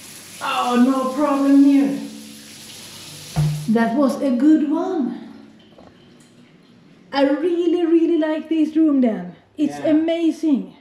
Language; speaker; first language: English; non-native, fluent; Swedish